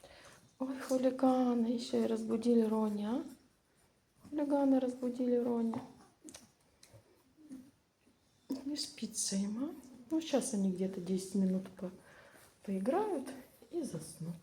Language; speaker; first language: Russian; native; Russian